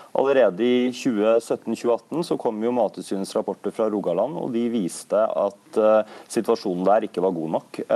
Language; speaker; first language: Norwegian; native; Norwegian